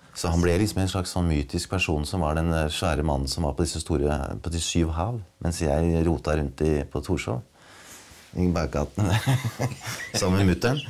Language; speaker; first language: Norwegian; native; Norwegian